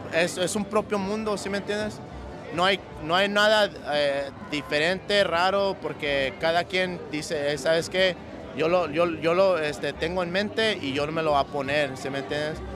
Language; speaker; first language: Spanish; early bilingual, heritage; Spanish